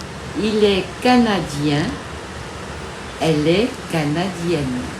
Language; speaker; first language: French; non-native, fluent; Vietnamese